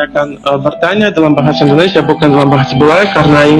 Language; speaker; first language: Indonesian; non-native, fluent; Russian